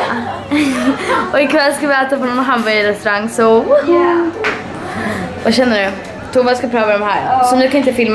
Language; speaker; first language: Swedish; native; Swedish